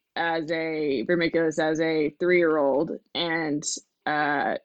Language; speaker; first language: English; native; English